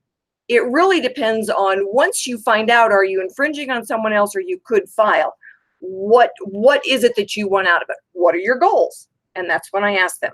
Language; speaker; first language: English; native; English